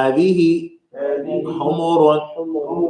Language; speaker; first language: Arabic; non-native, fluent; English